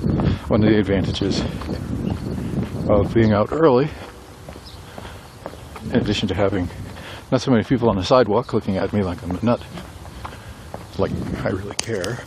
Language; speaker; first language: English; native; English